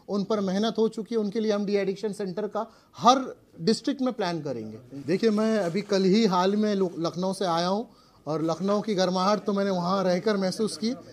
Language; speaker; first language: Hindi; native; Hindi